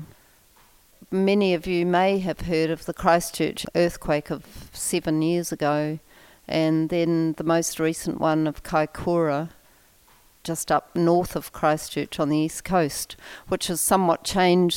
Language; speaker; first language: English; native; English